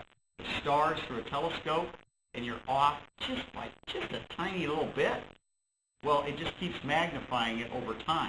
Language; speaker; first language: English; native; English